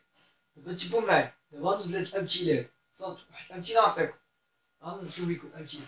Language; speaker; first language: Arabic; native; Arabic